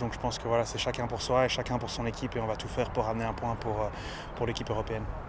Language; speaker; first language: French; native; French